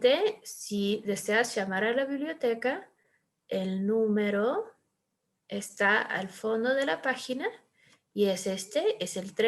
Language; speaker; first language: Spanish; early bilingual, heritage; Spanish